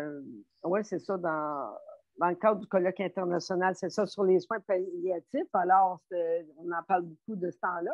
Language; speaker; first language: French; native; French